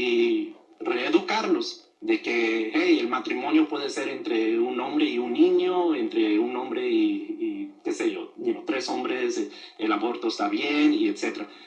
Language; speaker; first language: Spanish; early bilingual, other home language; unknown